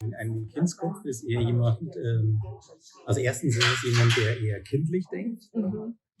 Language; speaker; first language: German; native; German